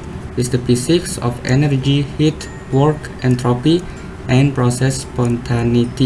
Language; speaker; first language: English; non-native, learner; Indonesian